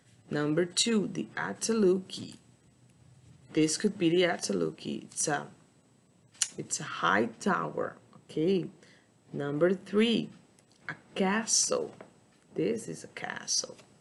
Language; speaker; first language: English; non-native, fluent; Portuguese